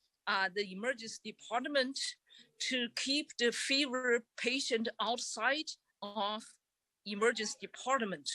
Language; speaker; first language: English; non-native, learner; Chinese